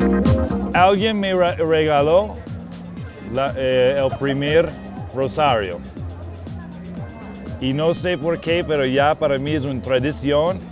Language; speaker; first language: Spanish; non-native, fluent; English